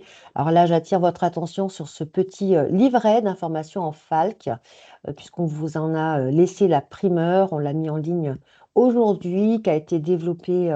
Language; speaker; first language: French; native; French